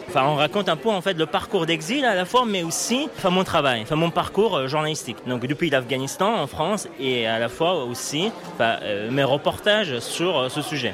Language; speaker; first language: French; non-native, fluent; Persian